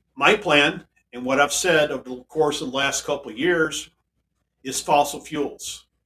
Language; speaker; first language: English; native; English